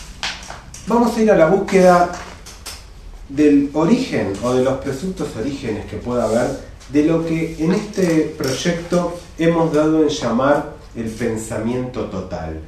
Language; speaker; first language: Spanish; native; Spanish